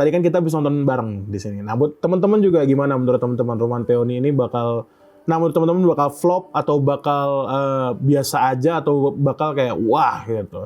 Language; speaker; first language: Indonesian; native; Indonesian